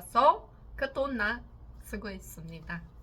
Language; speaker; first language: Korean; non-native, learner; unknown